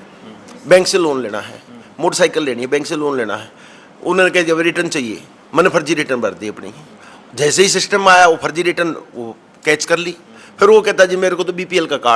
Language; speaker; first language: Hindi; native; Hindi